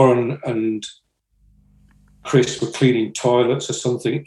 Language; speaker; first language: English; native; English